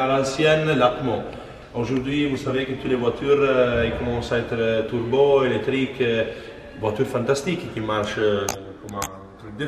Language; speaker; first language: French; non-native, fluent; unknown